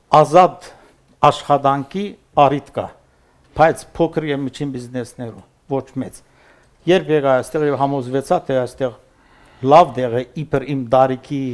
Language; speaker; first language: Armenian; early bilingual, heritage; Armenian